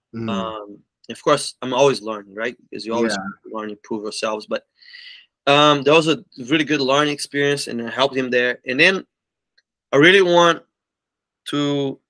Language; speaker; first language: English; non-native, fluent; Portuguese